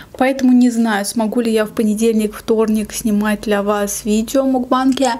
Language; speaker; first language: Russian; native; Russian